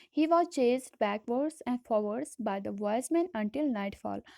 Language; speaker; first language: English; non-native, local second language; Hindi